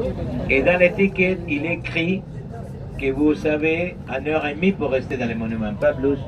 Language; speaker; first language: French; non-native, fluent; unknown